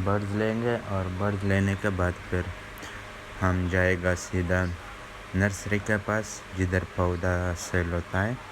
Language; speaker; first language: Hindi; non-native, fluent; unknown